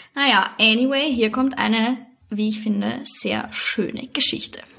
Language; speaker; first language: German; native; German